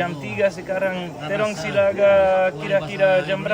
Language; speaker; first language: Indonesian; non-native, learner; English